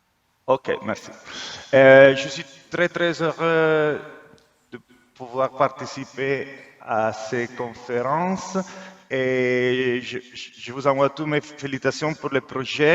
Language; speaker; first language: French; non-native, fluent; Italian